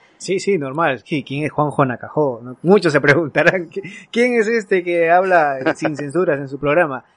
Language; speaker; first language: Spanish; native; Spanish